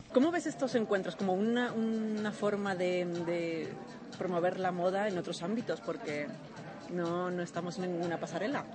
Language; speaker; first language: Spanish; native; Spanish